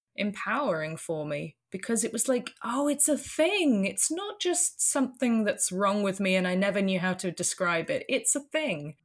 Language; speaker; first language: English; native; English